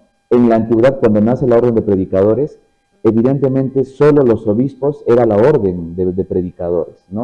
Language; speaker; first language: Spanish; native; Spanish